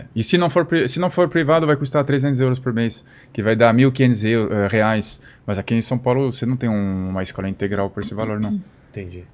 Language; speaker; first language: Portuguese; non-native, fluent; French